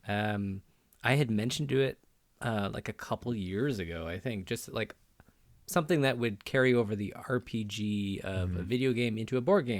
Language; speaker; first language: English; native; English